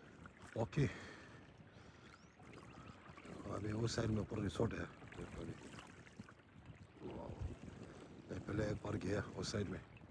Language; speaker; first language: Hindi; non-native, local second language; Tibetan